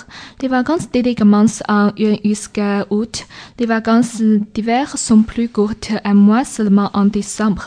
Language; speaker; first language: French; non-native, learner; Chinese